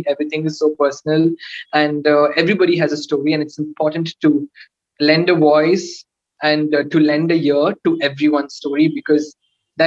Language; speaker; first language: English; non-native, local second language; Tamil